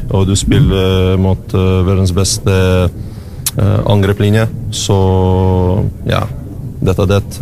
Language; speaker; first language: Norwegian; non-native, learner; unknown